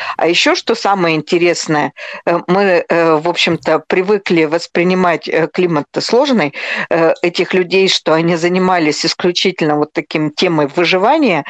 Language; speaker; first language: Russian; native; Russian